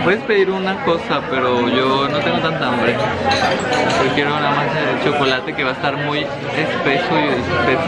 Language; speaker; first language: Spanish; native; Spanish